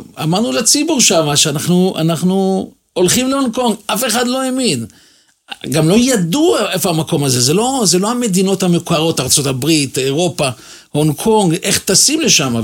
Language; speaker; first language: Hebrew; native; Hebrew